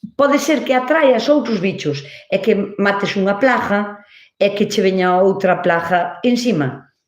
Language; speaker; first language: Galician; native; Galician